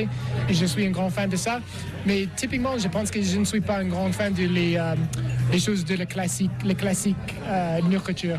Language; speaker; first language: French; non-native, learner; English